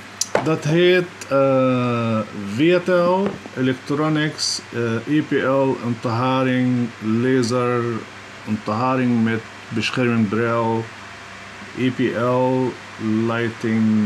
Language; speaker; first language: Dutch; non-native, fluent; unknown